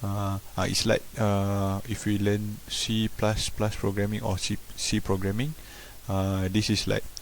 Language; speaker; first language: English; non-native, local second language; Malay